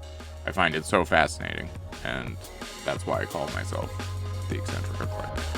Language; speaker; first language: English; native; English